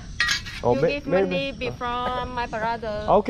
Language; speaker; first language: English; non-native, learner; Vietnamese